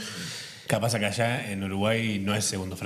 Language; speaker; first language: Spanish; native; Spanish